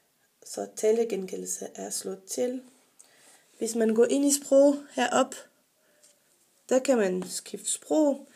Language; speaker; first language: Danish; non-native, fluent; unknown